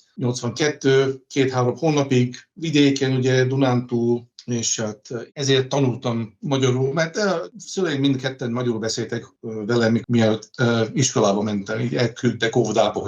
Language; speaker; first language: Hungarian; early bilingual, heritage; Hungarian